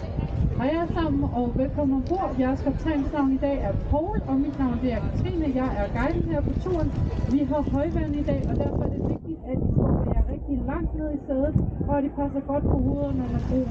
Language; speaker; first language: Danish; native; Danish